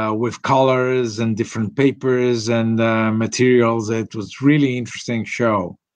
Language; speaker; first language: English; non-native, fluent; Italian